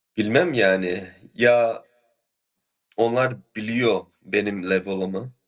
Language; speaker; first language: Turkish; early bilingual, heritage; Turkish